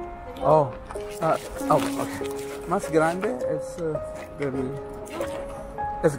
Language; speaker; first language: Spanish; non-native, learner; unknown